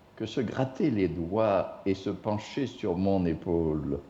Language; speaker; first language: French; non-native, fluent; English